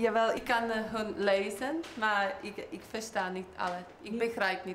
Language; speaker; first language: Dutch; non-native, learner; Czech